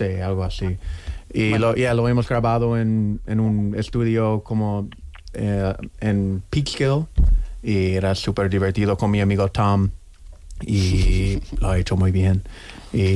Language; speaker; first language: Spanish; non-native, learner; English